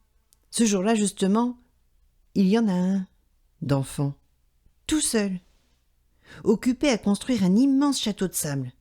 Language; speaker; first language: French; native; French